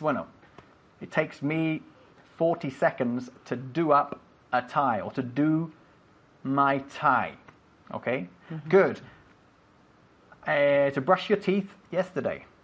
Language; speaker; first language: English; native; English